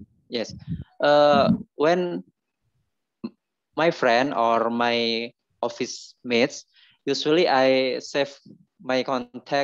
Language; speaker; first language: English; non-native, learner; Indonesian